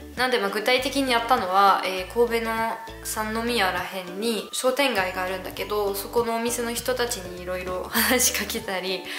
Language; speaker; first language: Japanese; non-native, fluent; French